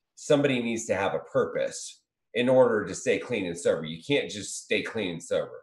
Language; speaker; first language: English; native; English